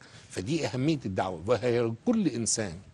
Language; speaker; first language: Arabic; native; Arabic